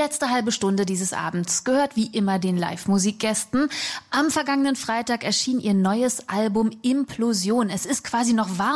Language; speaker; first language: German; native; German